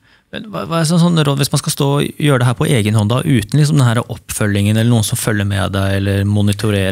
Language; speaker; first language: Norwegian; native; Norwegian